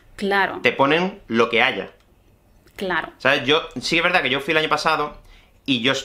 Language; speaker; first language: Spanish; native; Spanish